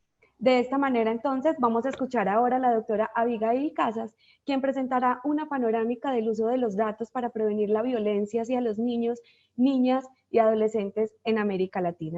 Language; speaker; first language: Spanish; native; Spanish